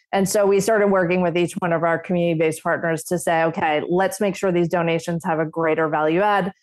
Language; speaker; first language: English; native; English